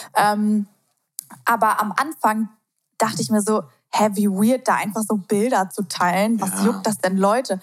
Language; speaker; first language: German; native; German